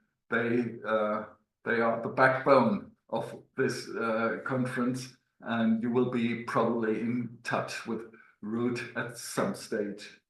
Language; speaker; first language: English; non-native, fluent; German